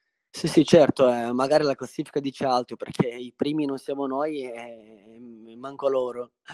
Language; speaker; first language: Italian; non-native, fluent; Portuguese